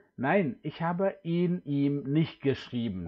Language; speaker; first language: German; non-native, fluent; Indonesian